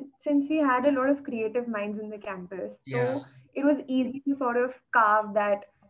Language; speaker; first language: English; non-native, local second language; Hindi